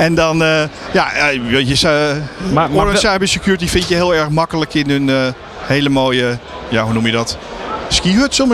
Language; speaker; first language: Dutch; native; Dutch